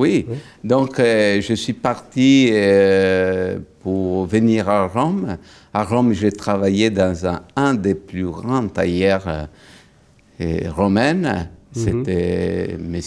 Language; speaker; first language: French; non-native, fluent; Italian